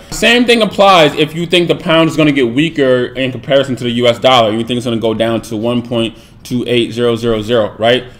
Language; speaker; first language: English; native; English